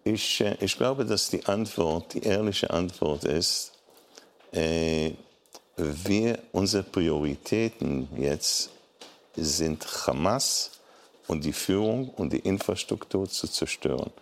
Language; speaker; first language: German; non-native, fluent; Hebrew